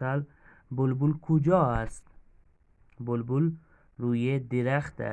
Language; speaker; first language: Persian; non-native, fluent; Urdu